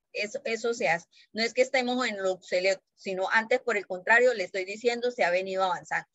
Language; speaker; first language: Spanish; native; Spanish